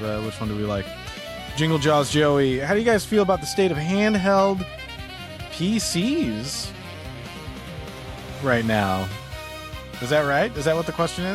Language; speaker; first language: English; native; English